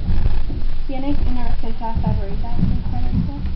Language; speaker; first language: Spanish; non-native, learner; English